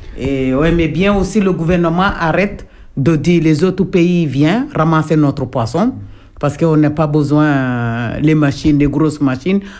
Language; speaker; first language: French; non-native, local second language; Jola-Fonyi